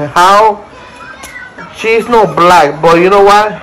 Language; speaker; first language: English; non-native, learner; Spanish